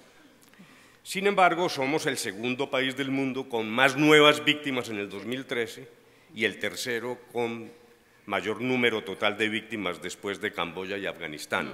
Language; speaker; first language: Spanish; native; Spanish